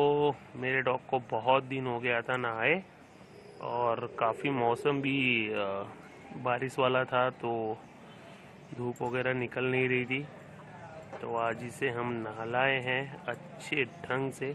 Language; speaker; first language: Hindi; native; Hindi